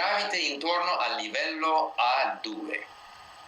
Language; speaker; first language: Italian; non-native, learner; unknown